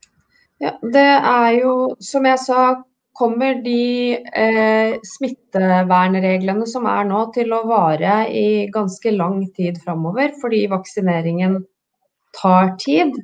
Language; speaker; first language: Norwegian; native; Norwegian